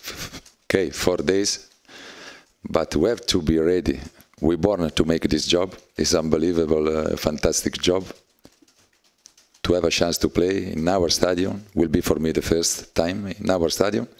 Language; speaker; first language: English; non-native, learner; Italian